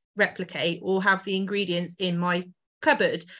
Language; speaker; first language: English; native; English